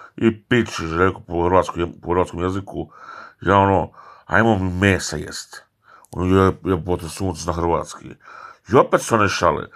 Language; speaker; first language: Serbian; early bilingual, heritage; Serbian